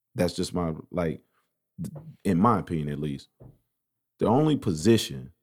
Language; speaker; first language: English; native; English